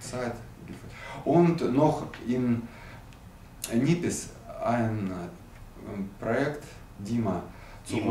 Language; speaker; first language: German; non-native, learner; Russian